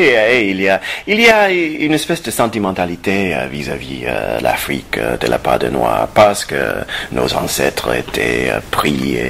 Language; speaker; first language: French; non-native, fluent; English